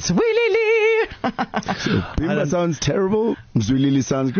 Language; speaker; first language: English; non-native, local second language; Zulu